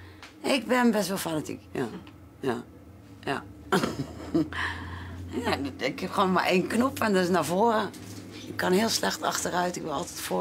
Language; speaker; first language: Dutch; native; Dutch